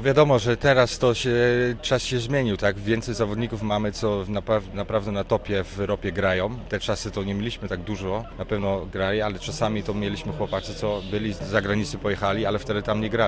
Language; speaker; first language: Polish; early bilingual, heritage; Polish